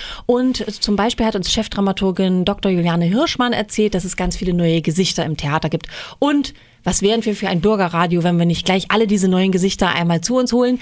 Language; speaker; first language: German; native; German